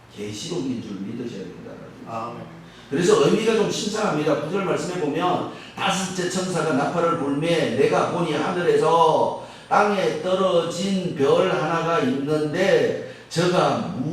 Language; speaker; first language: Korean; native; Korean